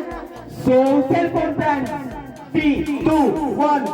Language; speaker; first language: English; non-native, local second language; Filipino